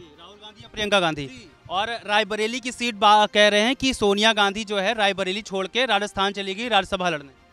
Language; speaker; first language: Hindi; native; Hindi